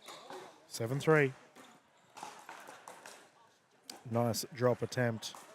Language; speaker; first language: English; native; English